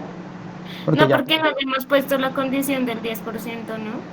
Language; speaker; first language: Spanish; native; Spanish